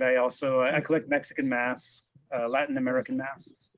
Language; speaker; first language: English; native; English